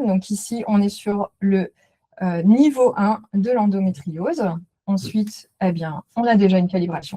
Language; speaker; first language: French; native; French